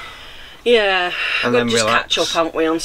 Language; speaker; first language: English; native; English